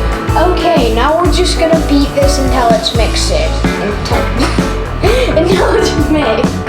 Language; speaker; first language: English; native; English